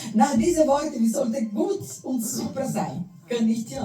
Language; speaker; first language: German; non-native, learner; Portuguese